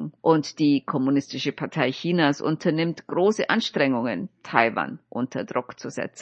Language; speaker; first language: German; native; German